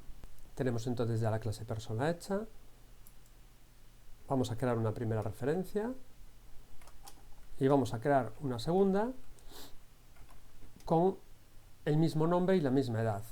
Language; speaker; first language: Spanish; native; Spanish